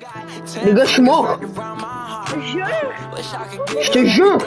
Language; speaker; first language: French; native; French